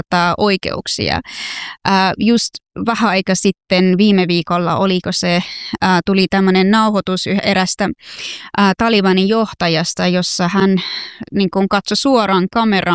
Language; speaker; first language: Finnish; non-native, fluent; Persian